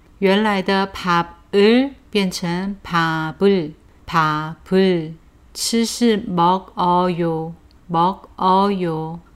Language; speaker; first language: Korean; non-native, fluent; Chinese